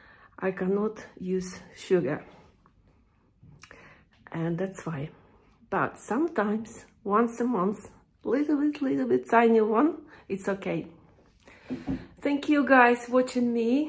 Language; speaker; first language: English; non-native, learner; Russian